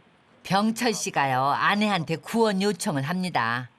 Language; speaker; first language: Korean; native; Korean